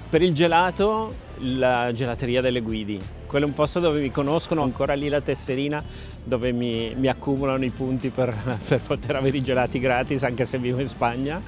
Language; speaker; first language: Italian; native; Italian